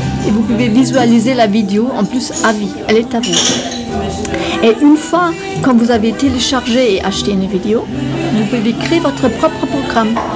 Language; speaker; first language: French; non-native, fluent; German